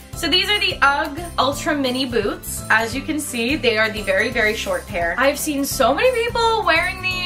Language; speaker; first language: English; native; English